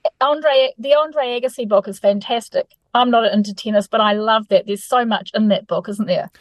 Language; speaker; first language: English; native; English